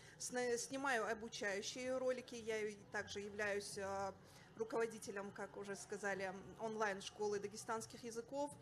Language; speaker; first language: Russian; non-native, local second language; Avaric